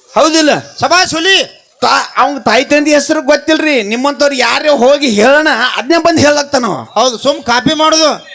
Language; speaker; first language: Kannada; non-native, local second language; Lambadi